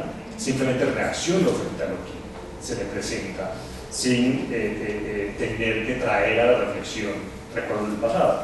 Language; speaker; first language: Spanish; native; Spanish